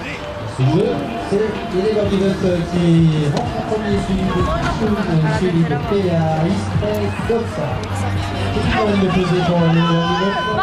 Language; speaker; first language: French; native; French